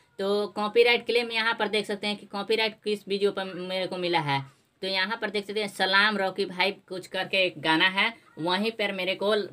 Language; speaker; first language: Hindi; native; Hindi